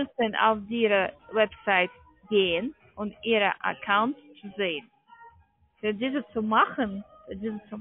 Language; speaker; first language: German; non-native, learner; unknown